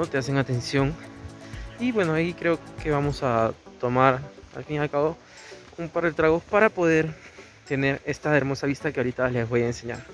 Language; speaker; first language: Spanish; native; Spanish